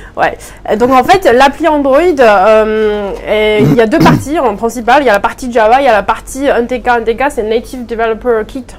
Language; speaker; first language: French; non-native, fluent; Chinese